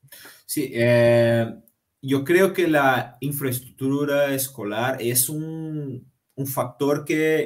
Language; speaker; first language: Spanish; non-native, fluent; Portuguese